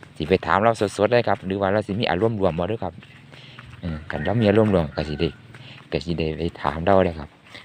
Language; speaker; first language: Thai; native; Thai